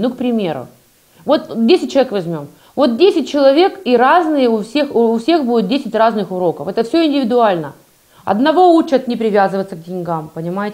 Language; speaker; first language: Russian; native; Russian